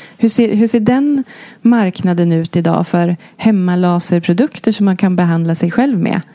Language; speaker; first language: Swedish; native; Swedish